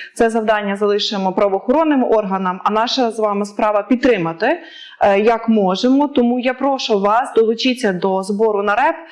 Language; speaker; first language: Ukrainian; native; Ukrainian